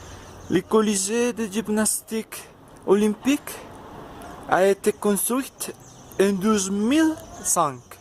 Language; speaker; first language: French; non-native, learner; Spanish